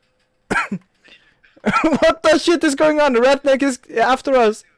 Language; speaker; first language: English; non-native, fluent; Norwegian